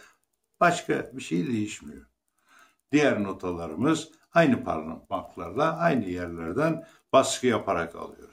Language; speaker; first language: Turkish; native; Turkish